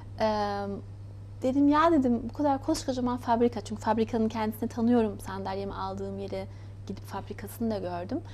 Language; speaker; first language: Turkish; early bilingual, heritage; Turkish